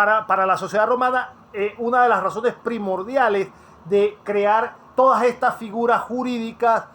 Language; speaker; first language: Spanish; native; Spanish